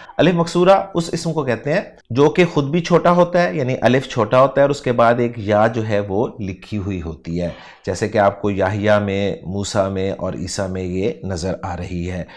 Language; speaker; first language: Urdu; native; Urdu